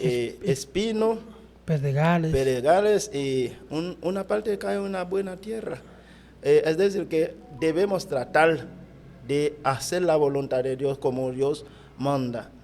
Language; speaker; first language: Spanish; non-native, fluent; Haitian Creole